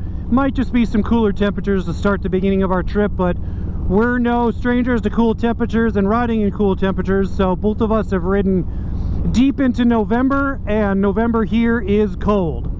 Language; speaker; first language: English; native; English